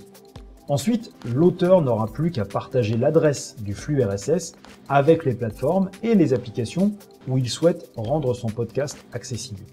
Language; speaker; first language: French; native; French